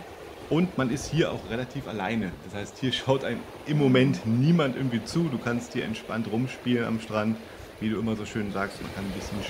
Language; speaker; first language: German; native; German